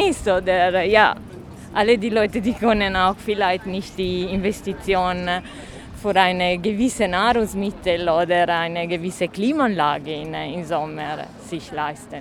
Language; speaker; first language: German; non-native, fluent; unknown